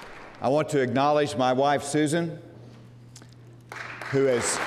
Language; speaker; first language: English; native; English